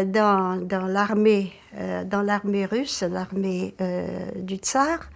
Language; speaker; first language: French; early bilingual, other home language; Russian